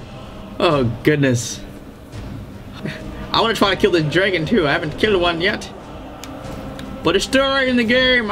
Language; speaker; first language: English; native; English